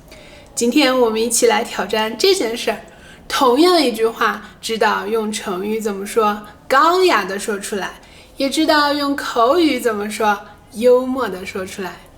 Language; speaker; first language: Chinese; native; Chinese